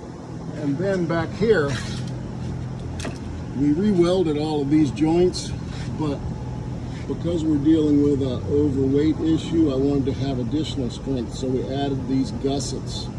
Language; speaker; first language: English; native; English